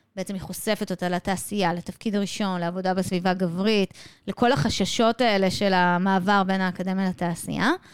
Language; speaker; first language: Hebrew; native; Hebrew